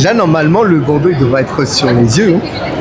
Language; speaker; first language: French; native; French